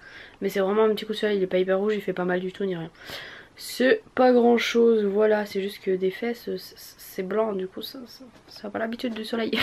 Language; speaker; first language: French; native; French